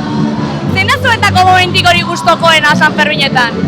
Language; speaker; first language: Basque; native; Basque